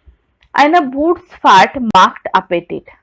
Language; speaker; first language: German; non-native, learner; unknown